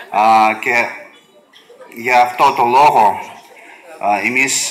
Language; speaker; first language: Greek; non-native, learner; Russian